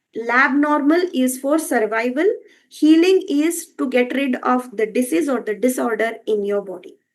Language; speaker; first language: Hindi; non-native, local second language; Kannada